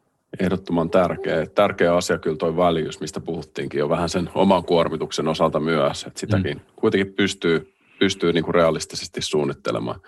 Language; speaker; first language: Finnish; native; Finnish